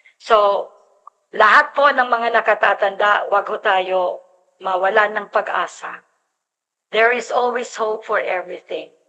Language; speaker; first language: Filipino; native; Filipino